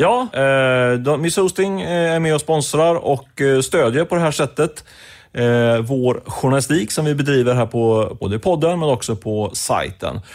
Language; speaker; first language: Swedish; native; Swedish